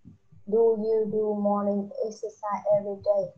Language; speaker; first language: English; non-native, learner; Vietnamese